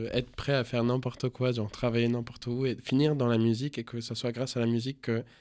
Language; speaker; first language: French; non-native, fluent; Spanish